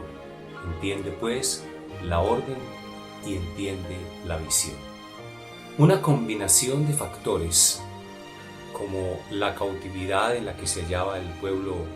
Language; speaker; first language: Spanish; native; Spanish